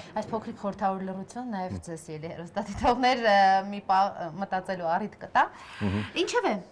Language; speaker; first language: Armenian; native; Armenian